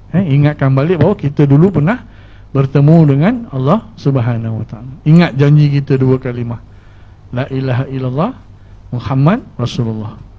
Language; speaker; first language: Malay; native; Malay